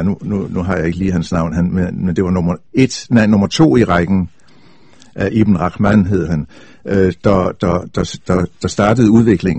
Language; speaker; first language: Danish; native; Danish